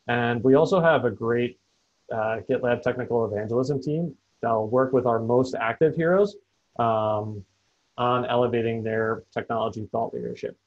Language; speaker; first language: English; native; English